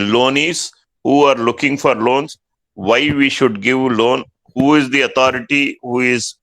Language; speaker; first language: English; non-native, local second language; Telugu